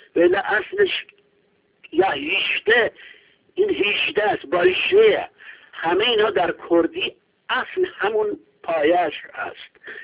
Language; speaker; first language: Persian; non-native, local second language; Kurdish